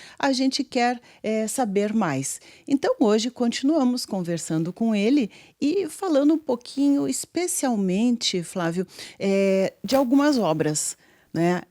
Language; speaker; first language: Portuguese; native; Portuguese